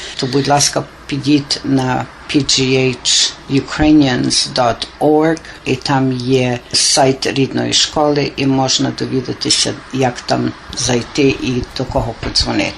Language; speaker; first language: Ukrainian; early bilingual, heritage; Ukrainian